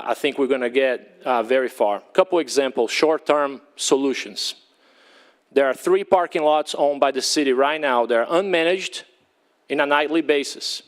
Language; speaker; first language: English; non-native, fluent; Portuguese